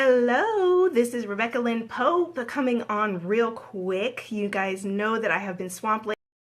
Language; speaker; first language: English; native; English